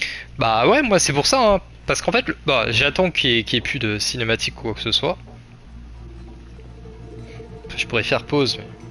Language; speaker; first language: French; native; French